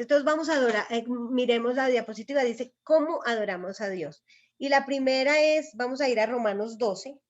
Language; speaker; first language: Spanish; native; Spanish